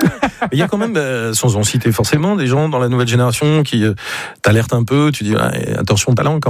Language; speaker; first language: French; native; French